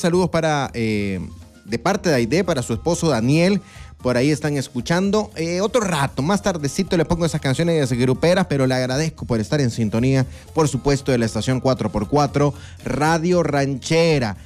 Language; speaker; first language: Spanish; native; Spanish